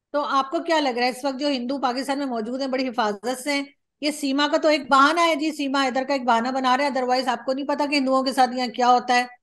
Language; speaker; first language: Urdu; native; Urdu